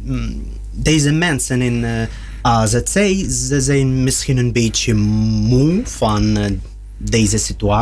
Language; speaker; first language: Dutch; non-native, learner; Russian